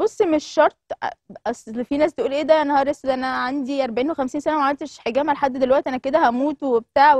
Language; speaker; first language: Arabic; native; Arabic